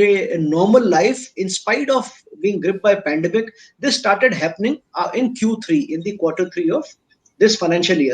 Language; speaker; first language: English; non-native, local second language; Hindi